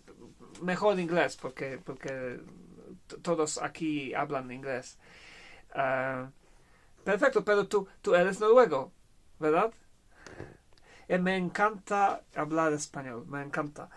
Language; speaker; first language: Spanish; non-native, learner; Polish